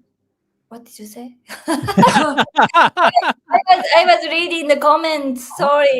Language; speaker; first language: English; non-native, learner; Japanese